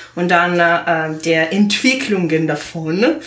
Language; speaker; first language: German; non-native, fluent; Italian